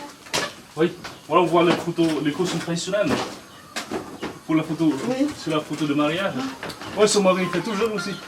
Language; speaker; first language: French; non-native, fluent; Vietnamese